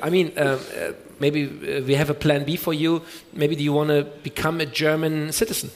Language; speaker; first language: English; non-native, fluent; German